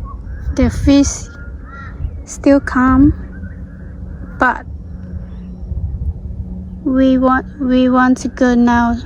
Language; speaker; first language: English; non-native, learner; Hmong